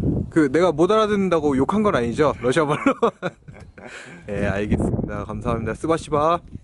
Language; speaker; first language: Korean; native; Korean